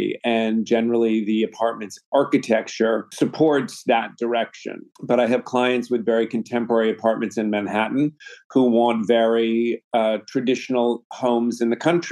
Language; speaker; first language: English; native; English